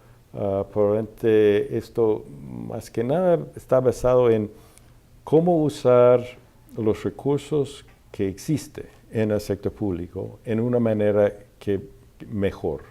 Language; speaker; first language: Spanish; non-native, fluent; English